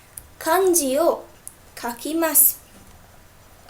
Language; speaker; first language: Japanese; non-native, fluent; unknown